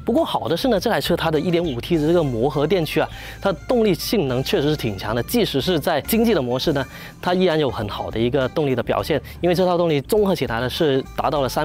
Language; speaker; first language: Chinese; native; Chinese